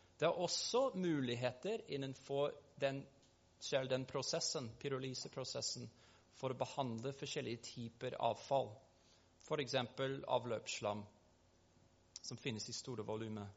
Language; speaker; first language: Norwegian; non-native, fluent; English